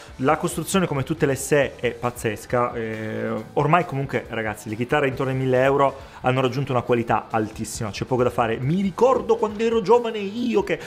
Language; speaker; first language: Italian; native; Italian